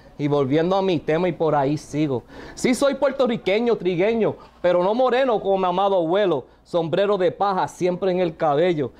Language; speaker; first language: Spanish; early bilingual, heritage; Spanish